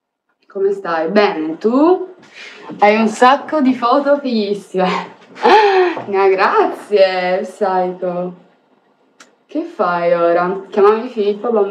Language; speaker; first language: Italian; early bilingual, other home language; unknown